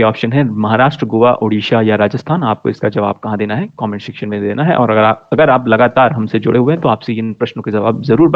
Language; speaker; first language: Hindi; native; Hindi